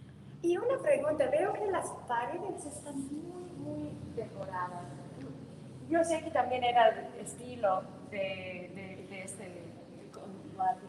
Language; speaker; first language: Spanish; non-native, fluent; English